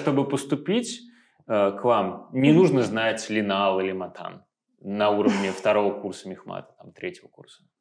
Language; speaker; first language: Russian; native; Russian